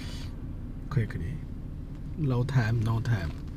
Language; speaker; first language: English; non-native, learner; Chinese